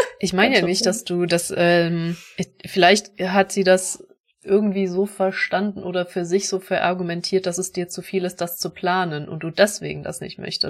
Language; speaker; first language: German; native; German